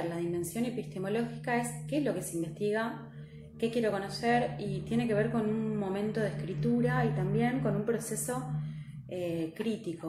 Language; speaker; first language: Spanish; native; Spanish